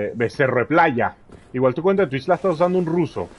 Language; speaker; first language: Spanish; native; Spanish